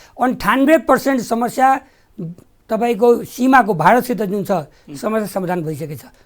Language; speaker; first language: Nepali; non-native, local second language; Bhojpuri